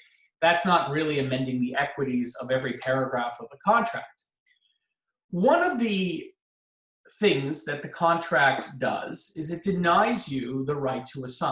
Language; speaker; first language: English; native; English